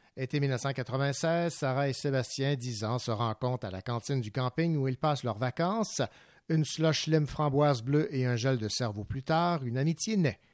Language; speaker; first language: French; native; French